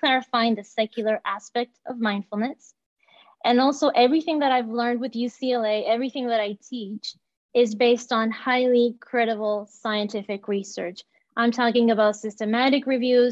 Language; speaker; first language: English; non-native, fluent; Spanish